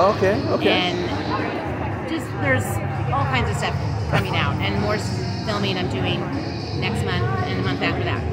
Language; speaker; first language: English; native; English